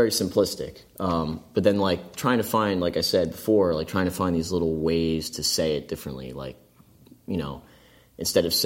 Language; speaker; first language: English; native; English